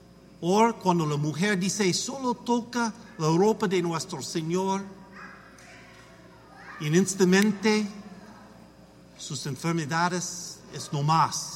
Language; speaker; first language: Spanish; non-native, learner; English